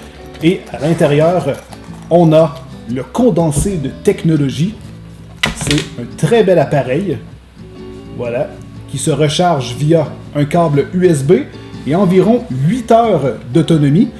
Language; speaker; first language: French; native; French